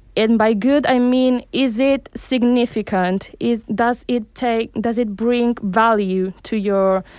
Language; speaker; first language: English; early bilingual, heritage; Spanish